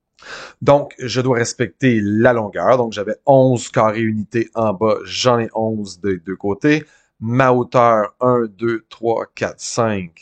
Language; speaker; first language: French; native; French